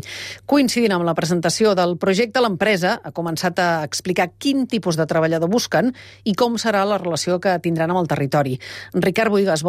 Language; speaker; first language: Catalan; native; Catalan